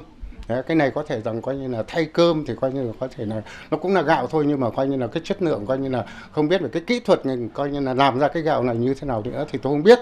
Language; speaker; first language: Vietnamese; native; Vietnamese